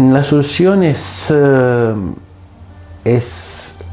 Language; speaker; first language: Spanish; non-native, fluent; Arabic